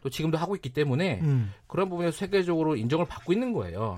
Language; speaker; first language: Korean; native; Korean